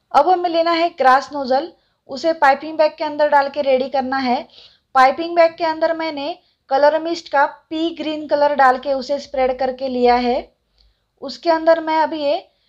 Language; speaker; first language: Hindi; non-native, local second language; Marathi